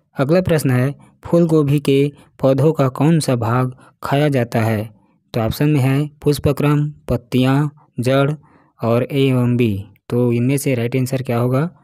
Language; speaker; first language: Hindi; native; Hindi